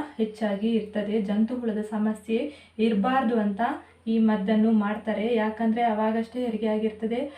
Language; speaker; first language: Kannada; non-native, local second language; Tulu